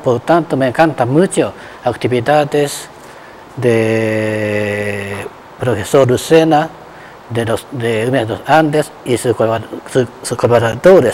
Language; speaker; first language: Spanish; non-native, fluent; Japanese